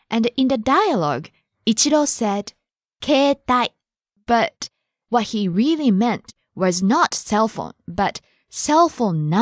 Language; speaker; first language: English; non-native, fluent; Japanese